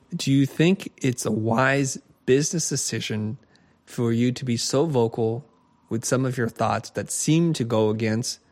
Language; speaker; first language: English; native; English